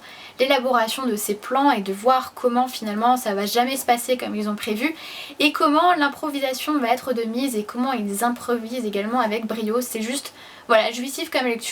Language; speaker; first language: French; native; French